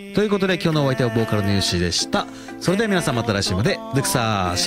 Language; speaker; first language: Japanese; native; Japanese